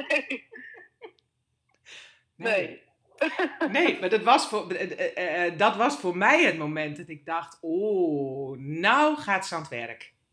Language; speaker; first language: Dutch; native; Dutch